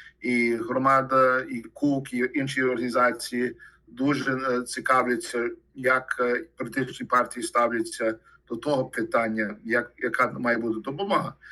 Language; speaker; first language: Ukrainian; early bilingual, heritage; Ukrainian